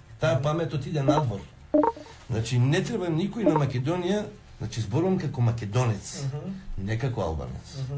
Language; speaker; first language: Macedonian; non-native, local second language; Albanian